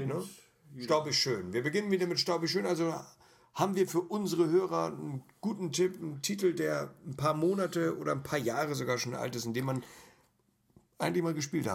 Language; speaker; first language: German; native; German